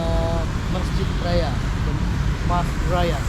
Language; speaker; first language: English; non-native, learner; Indonesian